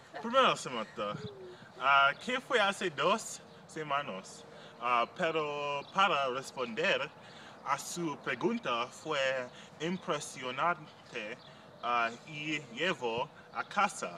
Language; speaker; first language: Spanish; non-native, learner; English